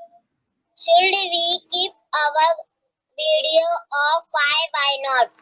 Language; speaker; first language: English; non-native, learner; Hindi